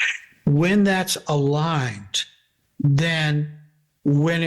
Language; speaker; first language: English; native; English